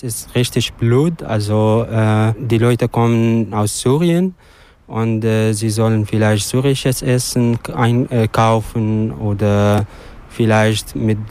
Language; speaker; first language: German; non-native, learner; Arabic